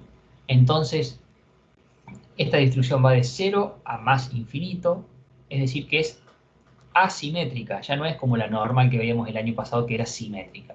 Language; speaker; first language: Spanish; native; Spanish